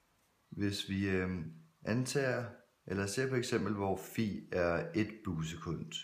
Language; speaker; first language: Danish; native; Danish